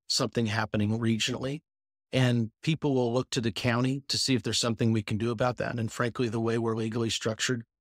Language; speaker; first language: English; native; English